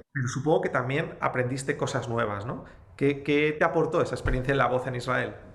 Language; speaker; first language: Spanish; native; Spanish